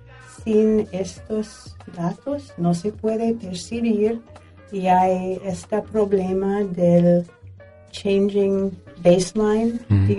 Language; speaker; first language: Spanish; non-native, fluent; English